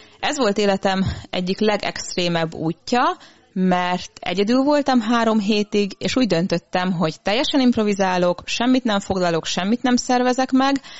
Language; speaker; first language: Hungarian; native; Hungarian